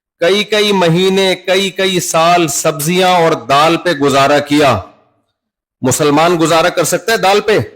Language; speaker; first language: Urdu; native; Urdu